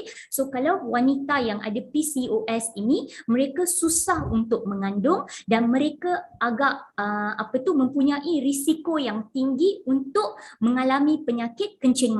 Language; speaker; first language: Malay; non-native, local second language; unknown